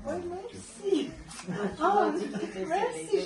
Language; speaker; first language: Armenian; early bilingual, heritage; Armenian